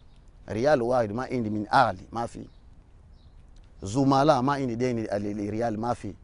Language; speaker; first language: Arabic; non-native, learner; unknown